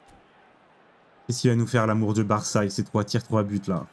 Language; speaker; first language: French; native; French